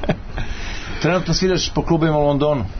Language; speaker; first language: Serbian; native; Serbian